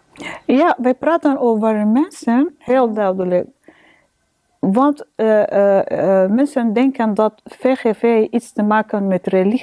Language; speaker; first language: Dutch; non-native, learner; Arabic